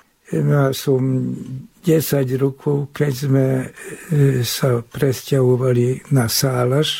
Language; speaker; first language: Slovak; early bilingual, heritage; Hungarian